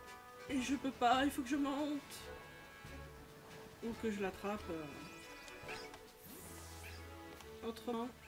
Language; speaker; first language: French; native; French